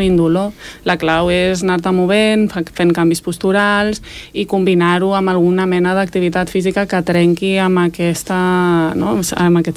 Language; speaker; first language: Catalan; native; Catalan